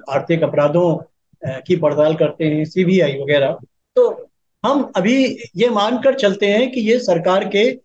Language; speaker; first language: Hindi; native; Hindi